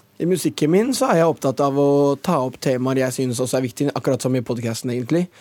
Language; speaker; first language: Norwegian; native; Norwegian